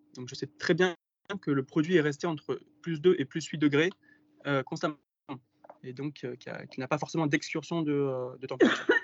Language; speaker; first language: French; native; French